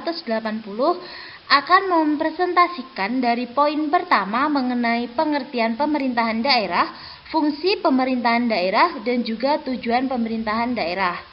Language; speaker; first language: Indonesian; native; Indonesian